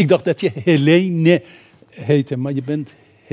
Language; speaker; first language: Dutch; non-native, fluent; Persian